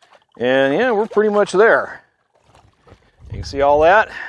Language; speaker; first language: English; native; English